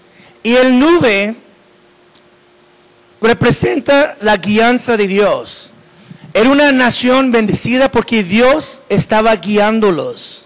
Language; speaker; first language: Spanish; non-native, fluent; English